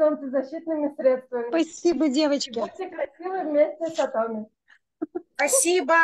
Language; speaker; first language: Russian; non-native, learner; Korean